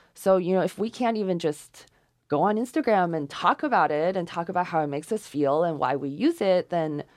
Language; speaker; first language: English; non-native, fluent; Chinese